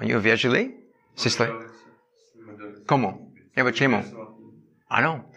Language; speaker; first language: Czech; non-native, learner; English